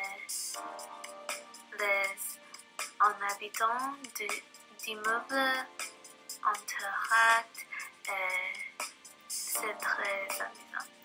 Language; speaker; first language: French; non-native, learner; English